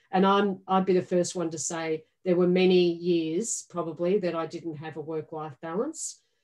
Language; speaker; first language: English; native; English